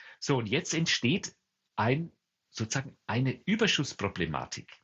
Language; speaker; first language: German; native; German